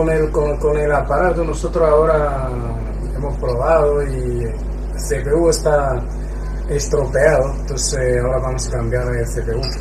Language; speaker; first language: Spanish; non-native, fluent; Chinese